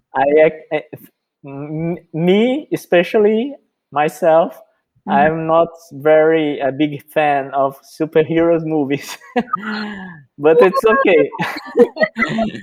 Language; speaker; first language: English; non-native, fluent; Portuguese